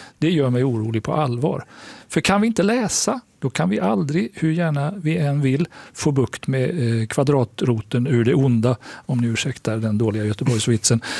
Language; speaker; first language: Swedish; native; Swedish